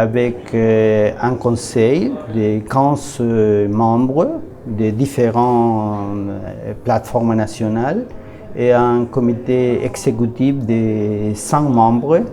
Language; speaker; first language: French; non-native, learner; Spanish